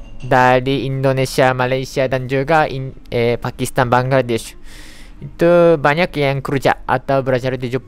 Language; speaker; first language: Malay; non-native, fluent; Japanese